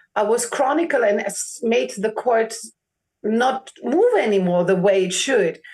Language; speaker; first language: English; non-native, fluent; German